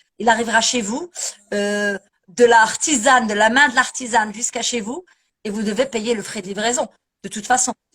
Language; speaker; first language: French; early bilingual, other home language; Arabic